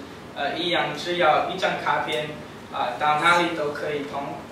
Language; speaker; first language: Chinese; non-native, learner; English